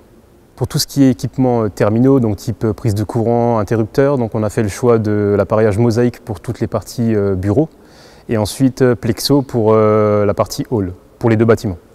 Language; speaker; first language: French; native; French